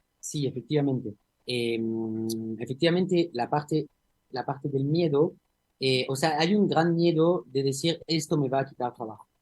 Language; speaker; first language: Spanish; early bilingual, heritage; Spanish